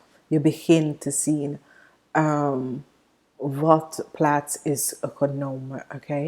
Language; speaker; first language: Dutch; non-native, fluent; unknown